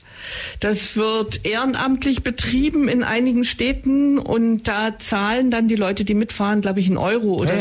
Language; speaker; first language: German; native; German